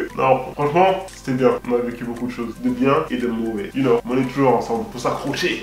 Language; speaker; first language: French; early bilingual, other home language; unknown